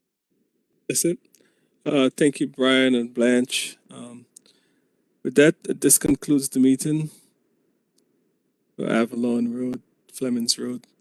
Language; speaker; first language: English; native; English